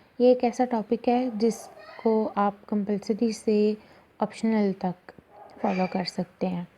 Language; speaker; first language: Urdu; non-native, local second language; Punjabi